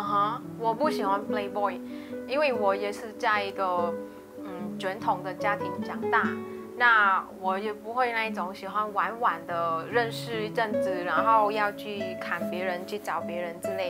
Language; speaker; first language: Chinese; non-native, fluent; Vietnamese